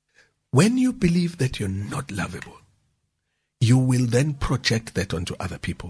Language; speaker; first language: English; non-native, local second language; Zulu